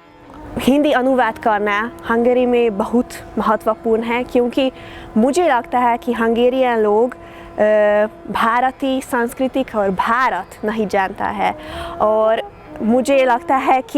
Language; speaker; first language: Hindi; non-native, learner; Hungarian